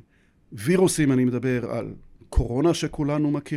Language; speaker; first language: Hebrew; native; Hebrew